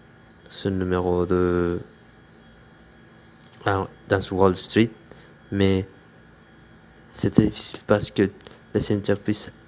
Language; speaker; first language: French; non-native, learner; Spanish